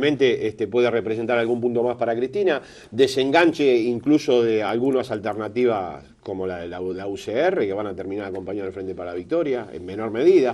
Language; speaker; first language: Spanish; native; Spanish